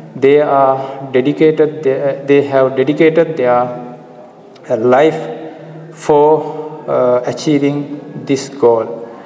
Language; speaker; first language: English; non-native, local second language; Sinhala